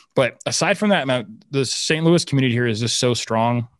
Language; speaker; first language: English; native; English